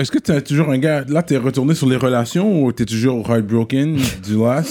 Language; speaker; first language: French; native; French